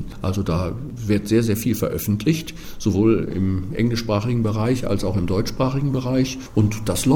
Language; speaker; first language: German; native; German